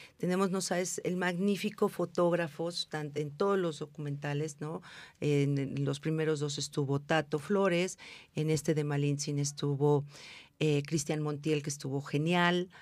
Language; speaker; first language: Spanish; native; Spanish